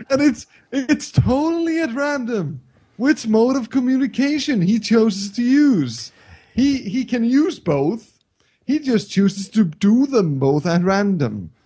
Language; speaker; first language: English; non-native, fluent; Icelandic